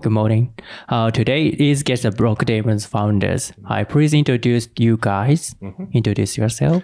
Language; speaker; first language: English; non-native, learner; Japanese